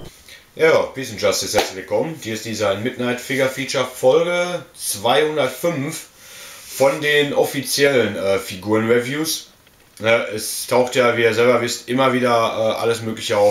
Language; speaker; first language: German; native; German